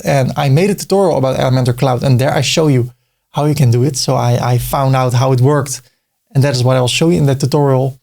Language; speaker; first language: English; non-native, fluent; Dutch